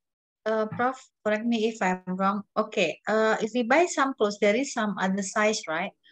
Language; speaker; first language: English; non-native, learner; Indonesian